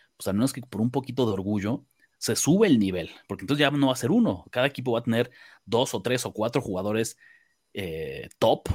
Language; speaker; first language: Spanish; native; Spanish